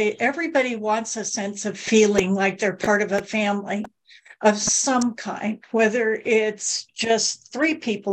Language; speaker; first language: English; native; English